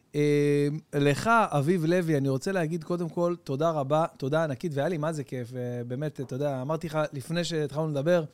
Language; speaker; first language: Hebrew; early bilingual, heritage; Dutch